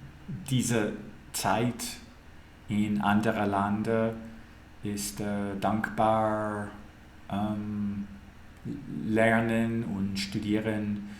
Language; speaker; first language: German; non-native, learner; English